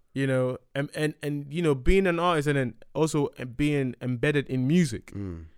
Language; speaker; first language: English; non-native, local second language; Akan